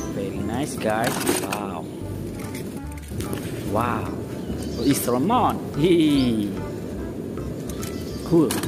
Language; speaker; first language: English; non-native, learner; Indonesian